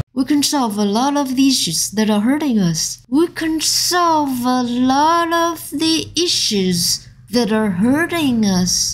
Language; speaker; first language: English; non-native, fluent; Chinese